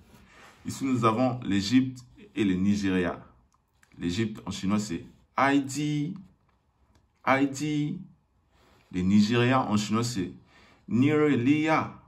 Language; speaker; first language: French; non-native, local second language; Lingala